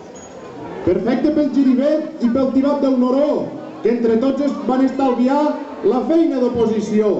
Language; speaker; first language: Catalan; native; Catalan